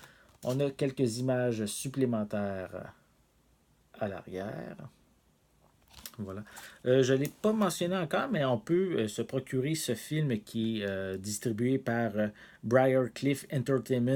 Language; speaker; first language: French; native; French